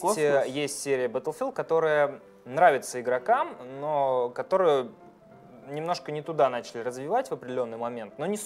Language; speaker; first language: Russian; native; Russian